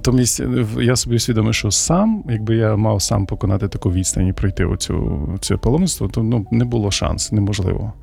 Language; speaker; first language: Ukrainian; native; Ukrainian